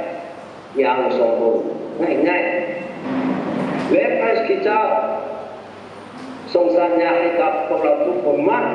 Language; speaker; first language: Thai; non-native, fluent; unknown